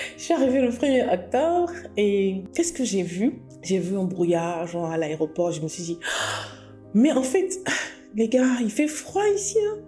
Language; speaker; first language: French; native; French